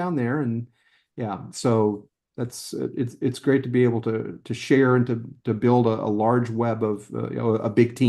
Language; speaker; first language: English; native; English